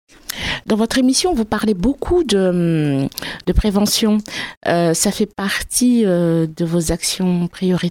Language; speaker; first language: French; native; French